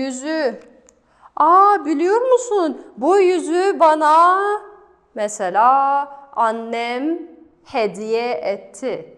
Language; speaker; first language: Turkish; non-native, fluent; Kazakh